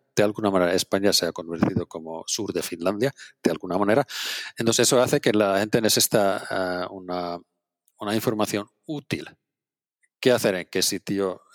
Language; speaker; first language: Spanish; non-native, fluent; Finnish